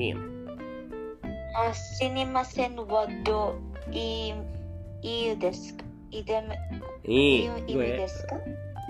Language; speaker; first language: Japanese; non-native, learner; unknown